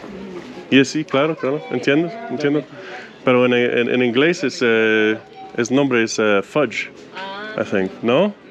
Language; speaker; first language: Spanish; non-native, learner; English